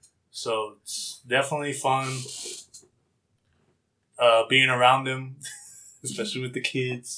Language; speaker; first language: English; early bilingual, other home language; Spanish